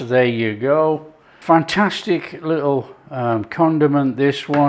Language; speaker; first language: English; native; English